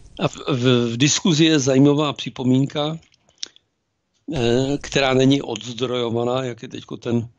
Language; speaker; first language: Czech; native; Czech